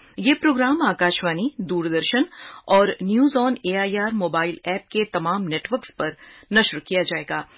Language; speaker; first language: Urdu; native; Urdu